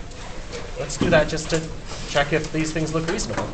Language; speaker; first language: English; native; English